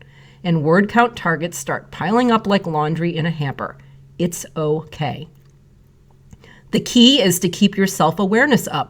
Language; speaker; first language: English; native; English